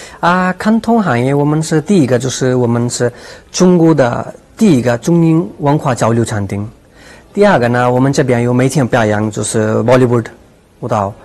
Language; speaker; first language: Chinese; non-native, fluent; Hindi